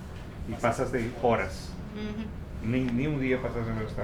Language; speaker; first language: Spanish; non-native, fluent; Portuguese